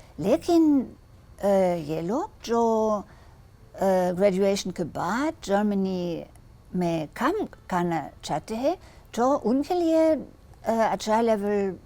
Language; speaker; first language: Hindi; non-native, learner; German